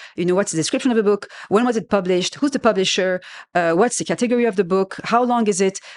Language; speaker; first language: English; non-native, fluent; French